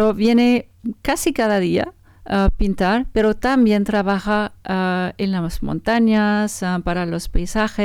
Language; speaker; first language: Spanish; non-native, learner; French